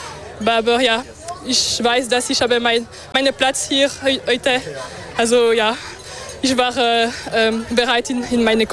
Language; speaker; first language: German; non-native, local second language; French